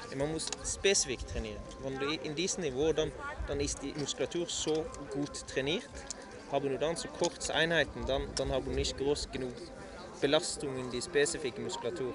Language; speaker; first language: German; non-native, learner; Norwegian